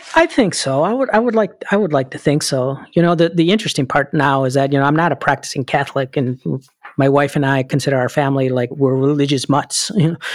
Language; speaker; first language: English; early bilingual, other home language; Spanish